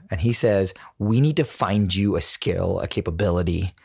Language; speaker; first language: English; non-native, local second language; Tamil